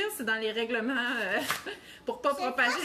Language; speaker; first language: French; native; French